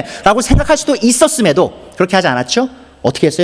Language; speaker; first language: Korean; native; Korean